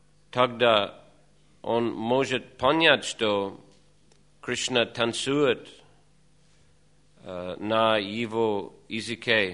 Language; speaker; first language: Russian; non-native, fluent; English